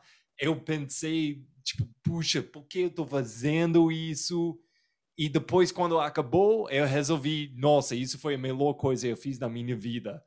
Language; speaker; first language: Portuguese; non-native, fluent; English